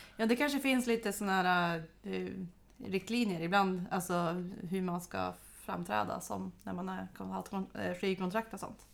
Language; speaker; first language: Swedish; native; Swedish